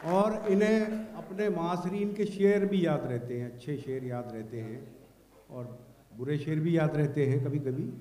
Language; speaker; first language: Urdu; native; Urdu